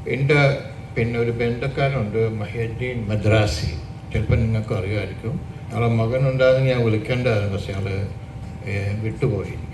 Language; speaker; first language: Malayalam; early bilingual, heritage; Malayalam